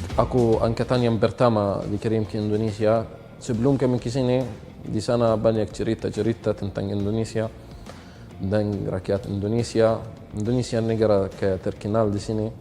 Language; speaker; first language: Indonesian; non-native, fluent; Arabic